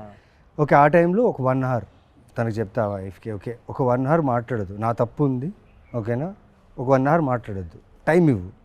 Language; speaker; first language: Telugu; native; Telugu